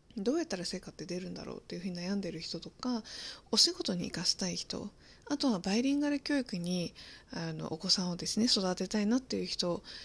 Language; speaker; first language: Japanese; native; Japanese